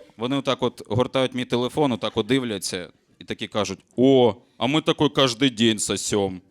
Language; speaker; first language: Ukrainian; non-native, local second language; Russian